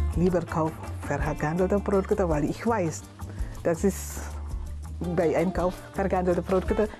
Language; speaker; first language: German; non-native, learner; Indonesian